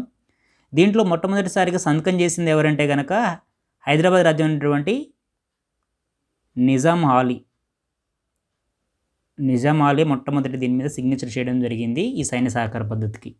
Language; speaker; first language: Telugu; native; Telugu